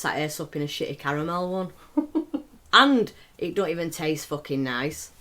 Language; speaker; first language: English; native; English